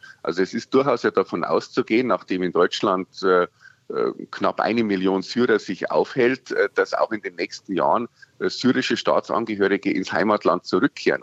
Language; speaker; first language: German; native; German